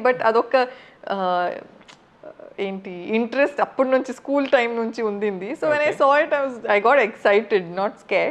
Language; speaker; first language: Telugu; non-native, fluent; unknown